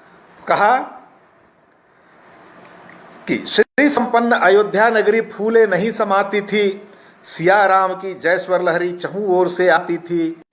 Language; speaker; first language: Hindi; native; Hindi